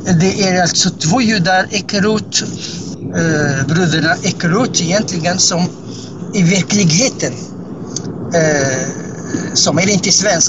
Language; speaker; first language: Swedish; non-native, fluent; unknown